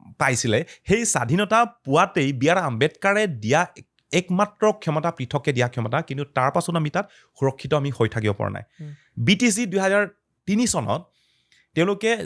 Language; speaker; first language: Assamese; non-native, local second language; Karbi